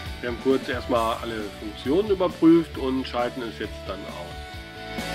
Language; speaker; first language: German; native; German